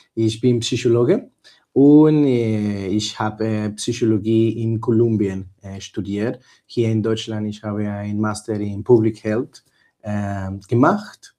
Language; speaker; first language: German; non-native, learner; Spanish